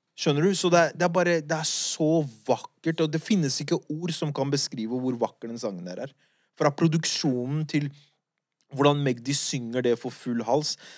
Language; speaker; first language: Norwegian; early bilingual, other home language; Kurdish